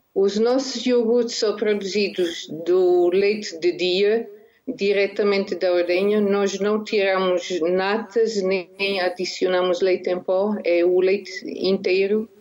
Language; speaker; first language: Portuguese; non-native, fluent; Dutch